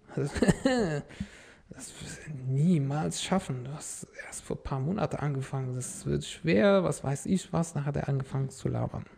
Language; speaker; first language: German; non-native, fluent; Arabic